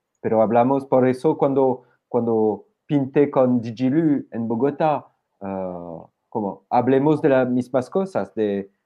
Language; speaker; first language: Spanish; non-native, fluent; French